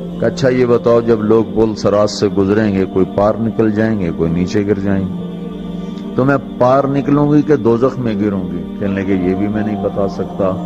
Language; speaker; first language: Urdu; non-native, local second language; Punjabi